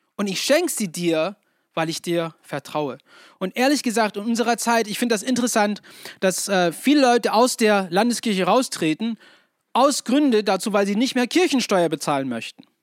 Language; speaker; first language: German; non-native, fluent; English